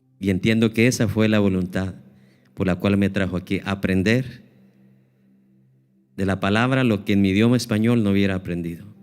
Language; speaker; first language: Spanish; native; Spanish